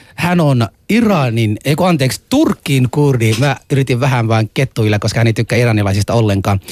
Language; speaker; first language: Finnish; non-native, fluent; Arabic